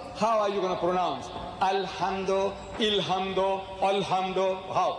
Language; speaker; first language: English; early bilingual, other home language; Gujarati